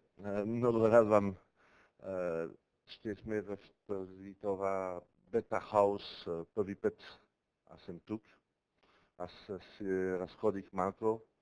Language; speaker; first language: Bulgarian; non-native, learner; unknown